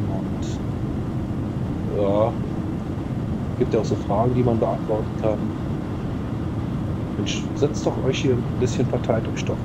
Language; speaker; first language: German; native; German